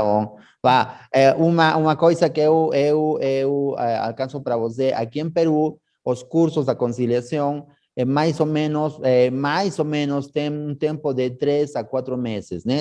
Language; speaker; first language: Portuguese; non-native, learner; Spanish